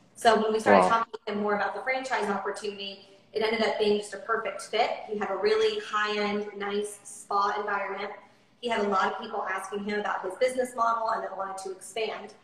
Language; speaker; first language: English; native; English